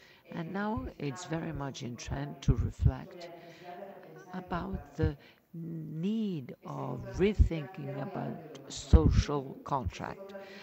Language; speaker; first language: English; non-native, fluent; Spanish